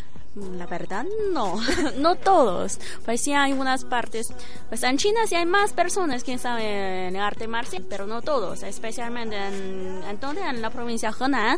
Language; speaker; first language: Spanish; non-native, learner; Chinese